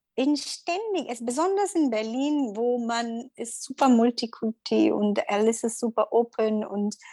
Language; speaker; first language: German; non-native, learner; Tamil